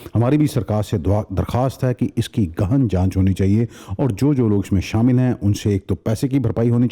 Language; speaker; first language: Hindi; non-native, local second language; Punjabi